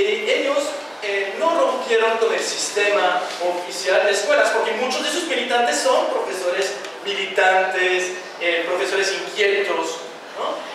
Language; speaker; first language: Spanish; non-native, fluent; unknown